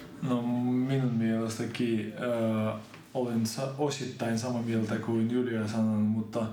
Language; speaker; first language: Finnish; non-native, fluent; Ukrainian